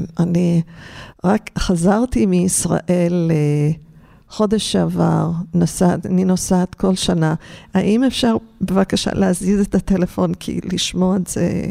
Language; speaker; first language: Hebrew; non-native, fluent; English